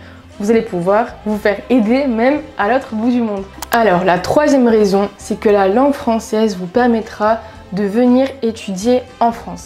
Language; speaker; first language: French; native; French